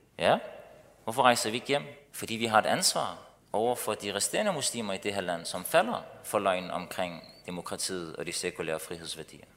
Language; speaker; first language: Danish; early bilingual, other home language; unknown